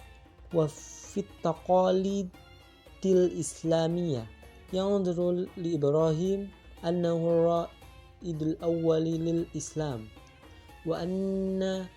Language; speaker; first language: Arabic; non-native, learner; Indonesian